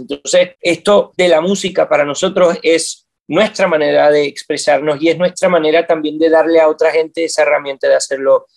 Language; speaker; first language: Spanish; native; Spanish